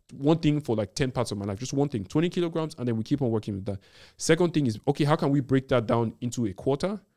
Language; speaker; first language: English; non-native, local second language; Yoruba